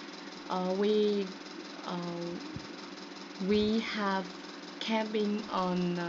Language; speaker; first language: English; non-native, learner; Vietnamese